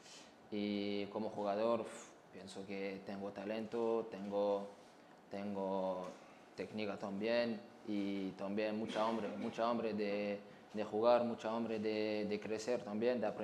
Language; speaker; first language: Spanish; non-native, learner; French